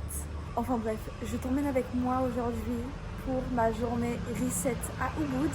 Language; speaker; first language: French; native; French